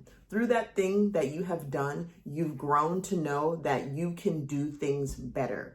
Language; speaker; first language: English; native; English